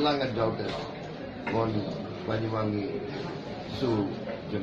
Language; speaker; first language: German; non-native, fluent; Indonesian